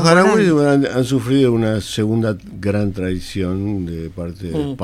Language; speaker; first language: Spanish; native; Spanish